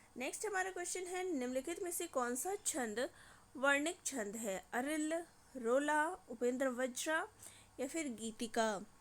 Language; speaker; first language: Hindi; native; Hindi